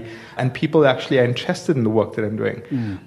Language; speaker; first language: English; native; English